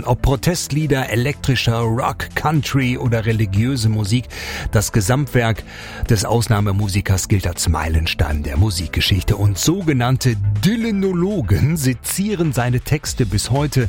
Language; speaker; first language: German; native; German